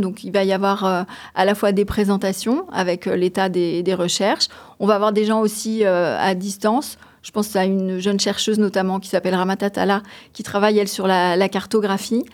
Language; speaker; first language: French; native; French